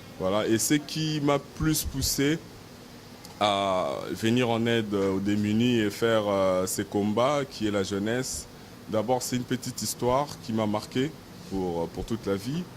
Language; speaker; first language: French; non-native, local second language; Lingala